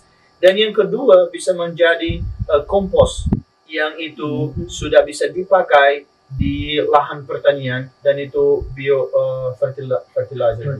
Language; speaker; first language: Indonesian; non-native, learner; Spanish